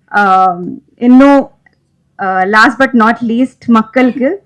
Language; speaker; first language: Tamil; non-native, local second language; Malayalam